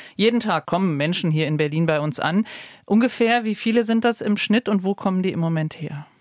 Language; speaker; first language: German; native; German